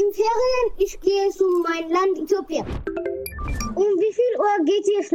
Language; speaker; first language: German; non-native, learner; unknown